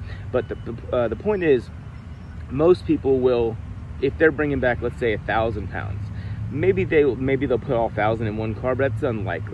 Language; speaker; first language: English; native; English